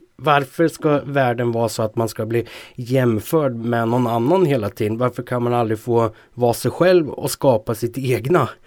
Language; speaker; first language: Swedish; native; Swedish